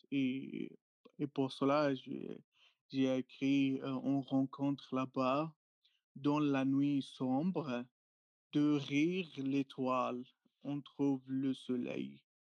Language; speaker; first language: French; non-native, fluent; Arabic